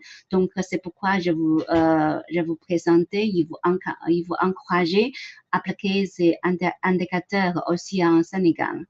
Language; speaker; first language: French; non-native, learner; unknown